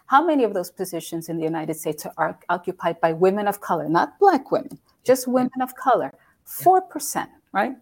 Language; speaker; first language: English; native; English